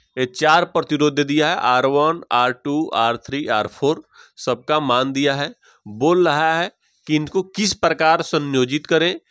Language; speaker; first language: Hindi; native; Hindi